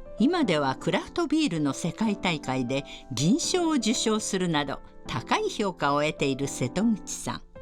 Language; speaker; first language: Japanese; native; Japanese